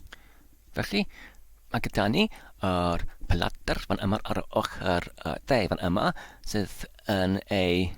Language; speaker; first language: Welsh; non-native, learner; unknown